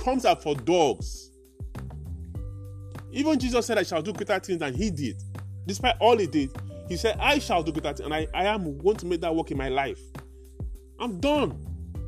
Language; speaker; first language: English; non-native, local second language; Yoruba